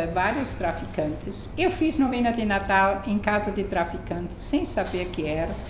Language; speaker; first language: Portuguese; non-native, fluent; German